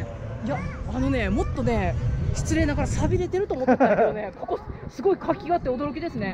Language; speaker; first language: Japanese; native; Japanese